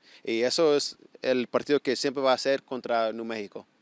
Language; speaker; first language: Spanish; early bilingual, heritage; Spanish